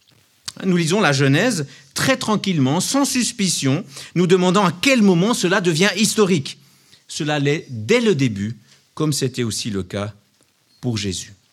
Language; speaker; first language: French; native; French